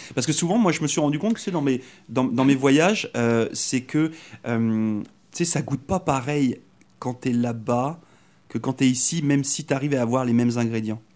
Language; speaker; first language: French; native; French